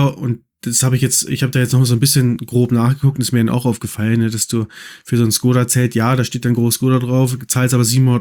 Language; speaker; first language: German; native; German